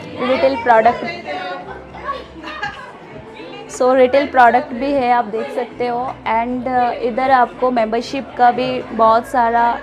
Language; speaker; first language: Hindi; non-native, local second language; Kannada